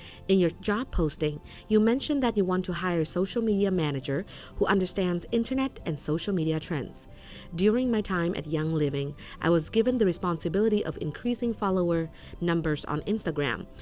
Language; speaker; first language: English; non-native, fluent; Vietnamese